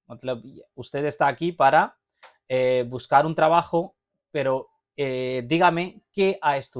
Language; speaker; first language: Spanish; non-native, fluent; Urdu